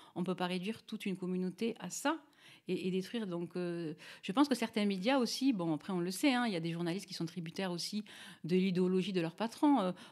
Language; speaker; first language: French; native; French